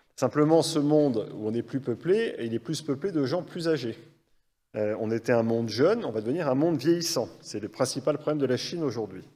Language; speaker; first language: French; native; French